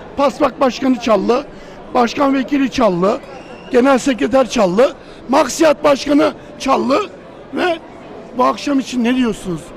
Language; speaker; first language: Turkish; native; Turkish